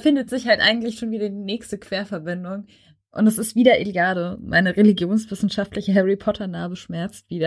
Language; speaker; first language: German; native; German